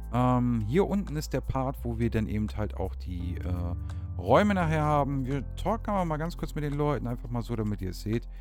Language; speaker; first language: German; native; German